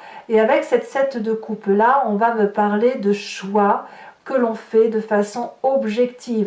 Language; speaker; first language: French; native; French